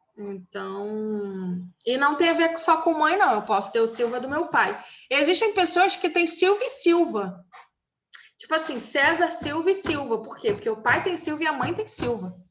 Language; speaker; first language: Portuguese; native; Portuguese